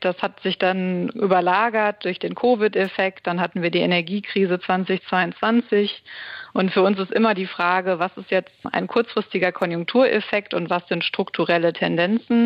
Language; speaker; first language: German; native; German